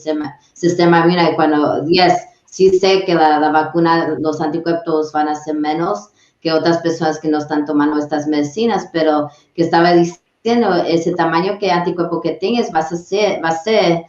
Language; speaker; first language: Spanish; early bilingual, heritage; English